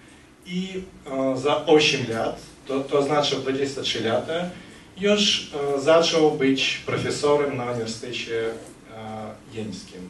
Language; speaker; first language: Polish; non-native, fluent; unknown